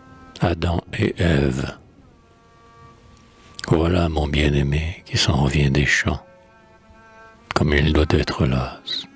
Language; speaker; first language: French; native; French